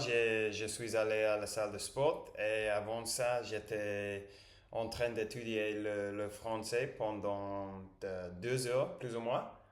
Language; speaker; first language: French; non-native, learner; English